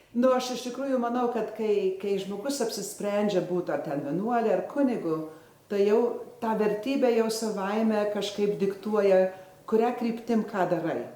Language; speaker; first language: Lithuanian; early bilingual, heritage; Lithuanian